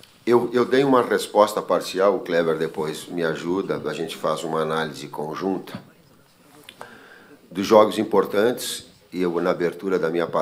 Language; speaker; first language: Portuguese; native; Portuguese